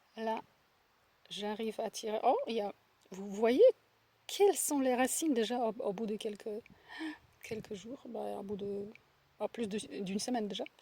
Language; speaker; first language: French; non-native, fluent; Polish